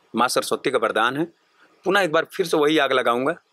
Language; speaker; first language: Hindi; native; Hindi